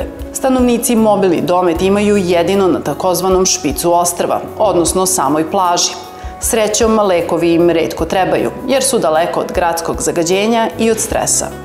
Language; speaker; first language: Serbian; native; Serbian